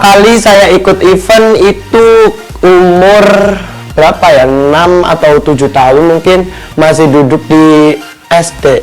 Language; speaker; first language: Indonesian; non-native, local second language; Javanese